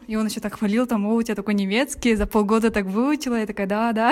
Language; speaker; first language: Russian; native; Russian